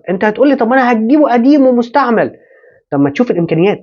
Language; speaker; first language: Arabic; native; Arabic